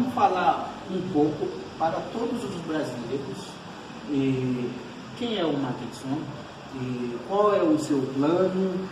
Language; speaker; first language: Portuguese; non-native, fluent; Haitian Creole